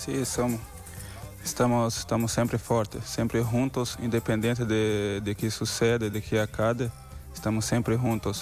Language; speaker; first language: Spanish; non-native, learner; Portuguese